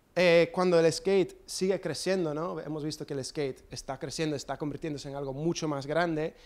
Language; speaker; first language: Spanish; non-native, fluent; English